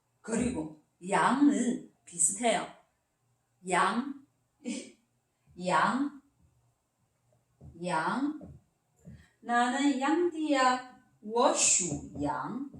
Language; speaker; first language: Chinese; non-native, fluent; Korean